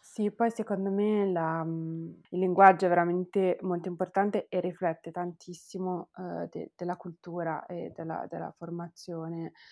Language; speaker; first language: Italian; native; Italian